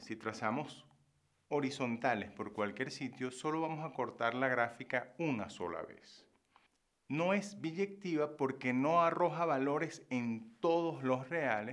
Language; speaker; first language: Spanish; native; Spanish